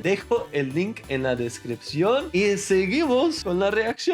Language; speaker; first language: Spanish; non-native, fluent; English